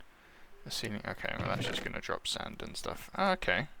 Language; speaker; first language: English; native; English